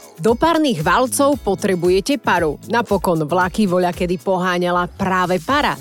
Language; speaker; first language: Slovak; native; Slovak